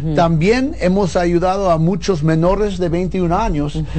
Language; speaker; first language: Spanish; early bilingual, heritage; Spanish